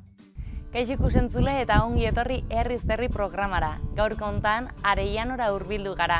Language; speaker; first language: Basque; native; Basque